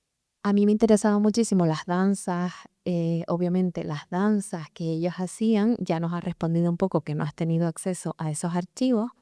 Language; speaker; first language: Spanish; native; Spanish